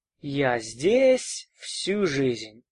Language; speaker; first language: Russian; non-native, fluent; English